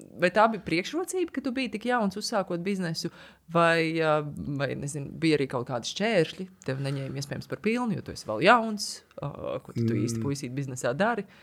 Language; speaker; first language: Latvian; native; Latvian